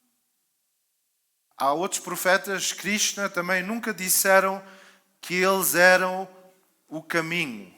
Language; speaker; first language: Portuguese; native; Portuguese